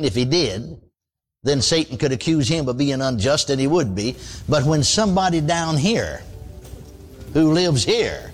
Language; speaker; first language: English; native; English